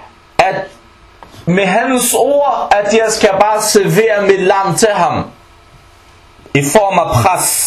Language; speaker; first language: Danish; early bilingual, other home language; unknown